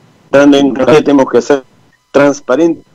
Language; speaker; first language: Spanish; native; Spanish